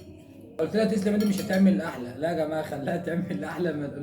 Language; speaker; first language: Arabic; native; Arabic